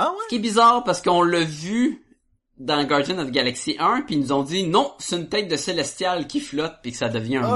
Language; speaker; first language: French; native; French